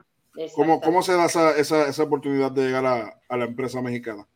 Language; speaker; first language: Spanish; native; Spanish